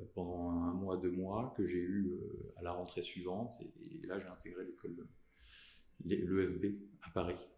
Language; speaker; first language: French; native; French